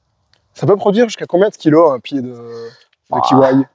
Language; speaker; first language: French; native; French